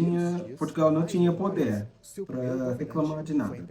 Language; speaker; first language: Portuguese; non-native, learner; English